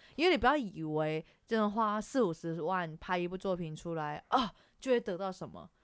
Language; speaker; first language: Chinese; native; Chinese